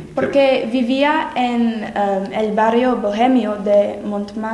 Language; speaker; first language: Spanish; non-native, learner; English